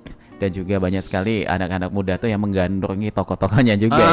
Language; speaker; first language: Indonesian; native; Indonesian